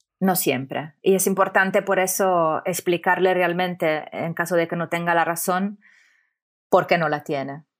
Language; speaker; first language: Spanish; non-native, fluent; Italian